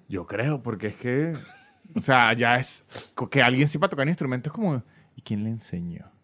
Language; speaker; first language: Spanish; native; Spanish